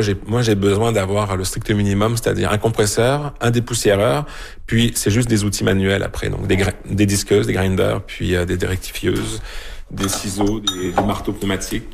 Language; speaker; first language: French; native; French